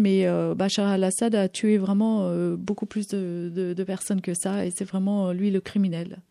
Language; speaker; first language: French; native; French